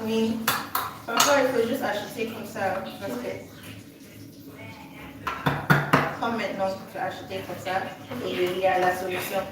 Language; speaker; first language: French; non-native, learner; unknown